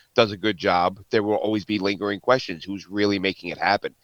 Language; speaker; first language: English; native; English